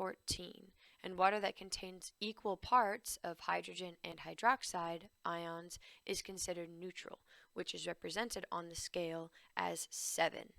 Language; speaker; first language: English; native; English